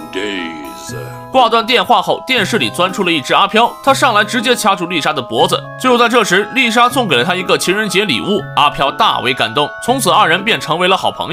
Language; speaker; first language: Chinese; native; Chinese